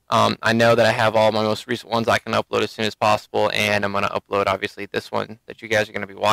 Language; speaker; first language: English; native; English